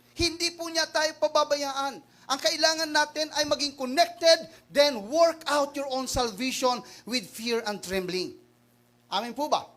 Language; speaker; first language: Filipino; non-native, local second language; Waray